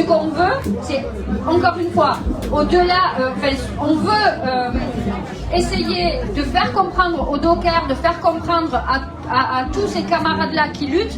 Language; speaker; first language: French; native; French